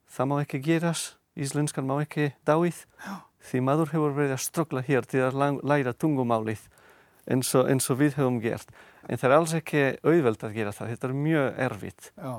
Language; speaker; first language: Icelandic; non-native, fluent; Catalan